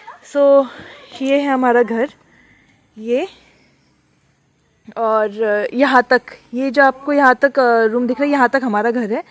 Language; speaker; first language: Hindi; native; Hindi